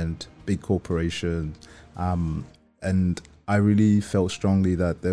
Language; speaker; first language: English; non-native, local second language; Yoruba